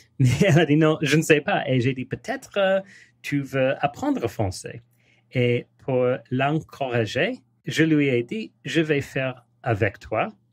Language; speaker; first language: French; non-native, learner; English